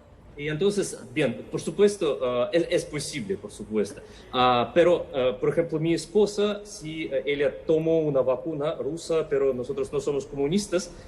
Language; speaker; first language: Spanish; non-native, fluent; Russian